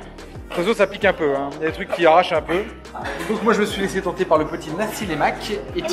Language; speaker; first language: French; native; French